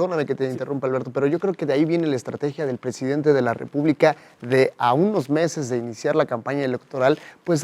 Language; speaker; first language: Spanish; native; Spanish